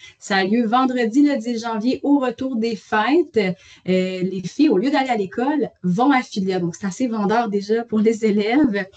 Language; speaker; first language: French; native; French